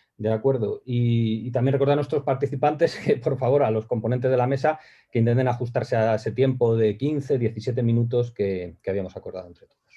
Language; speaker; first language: Spanish; native; Spanish